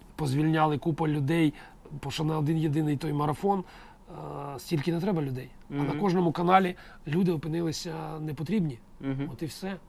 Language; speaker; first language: Ukrainian; native; Ukrainian